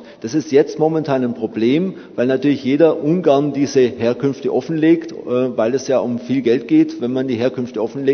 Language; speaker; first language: German; native; German